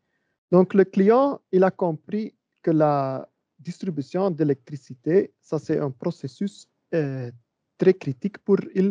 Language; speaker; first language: French; non-native, learner; Dutch